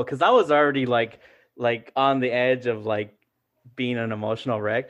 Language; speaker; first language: English; early bilingual, other home language; Spanish